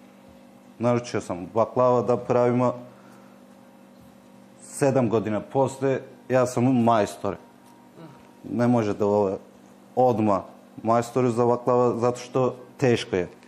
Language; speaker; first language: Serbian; non-native, learner; Turkish